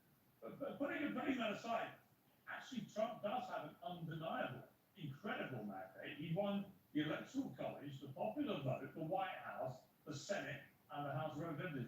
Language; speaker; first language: English; native; English